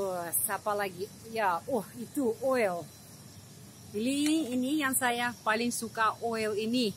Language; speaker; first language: Indonesian; non-native, fluent; Russian